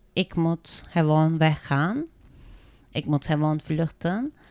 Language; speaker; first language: Dutch; non-native, learner; Turkish